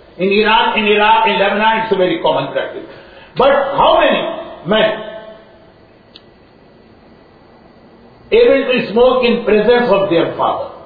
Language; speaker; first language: English; non-native, fluent; Urdu